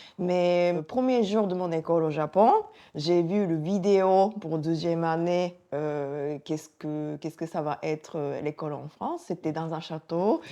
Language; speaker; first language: French; non-native, fluent; Japanese